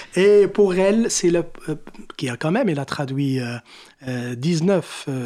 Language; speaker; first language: French; non-native, local second language; Arabic